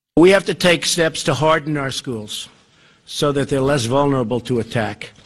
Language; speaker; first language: English; early bilingual, other home language; Spanish